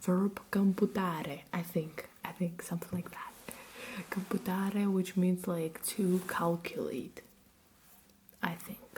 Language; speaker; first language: English; non-native, fluent; Russian